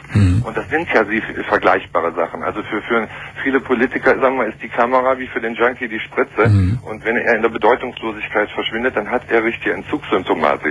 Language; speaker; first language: German; native; German